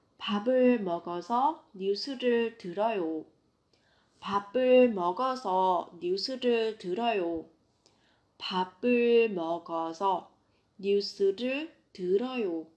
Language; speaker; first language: Korean; non-native, fluent; Vietnamese